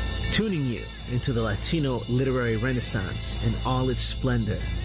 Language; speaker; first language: English; early bilingual, other home language; Spanish